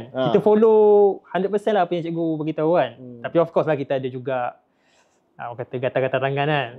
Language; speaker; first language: Malay; native; Malay